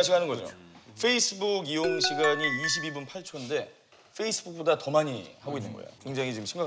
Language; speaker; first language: Korean; native; Korean